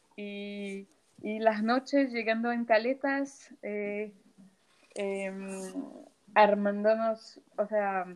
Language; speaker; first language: Spanish; non-native, fluent; French